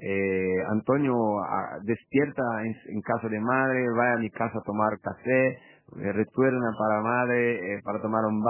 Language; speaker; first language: Spanish; non-native, fluent; Portuguese